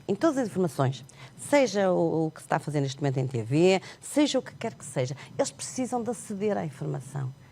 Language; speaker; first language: Portuguese; non-native, local second language; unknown